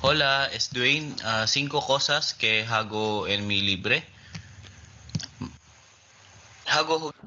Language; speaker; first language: Spanish; non-native, learner; Filipino